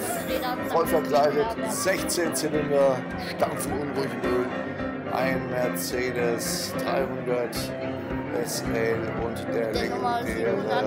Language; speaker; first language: German; native; German